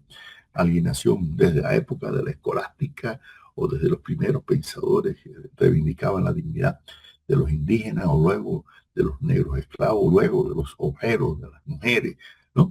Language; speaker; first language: Spanish; native; Spanish